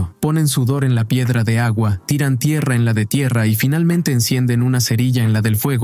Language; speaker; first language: Spanish; native; Spanish